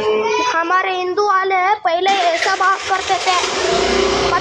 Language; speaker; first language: Hindi; non-native, local second language; Kannada